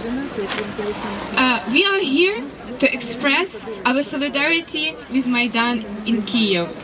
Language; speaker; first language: English; non-native, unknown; Ukrainian